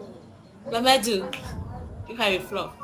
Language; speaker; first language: English; non-native, learner; French